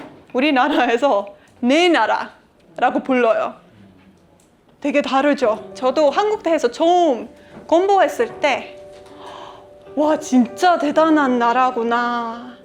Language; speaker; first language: Korean; non-native, fluent; Estonian